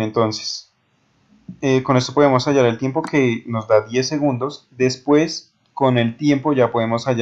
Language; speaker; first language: Spanish; native; Spanish